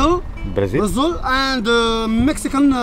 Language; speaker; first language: English; non-native, learner; Arabic